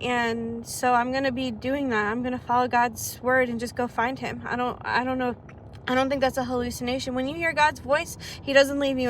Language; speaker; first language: English; early bilingual, other home language; Arabic